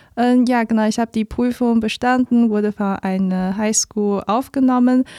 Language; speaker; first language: German; non-native, fluent; Chinese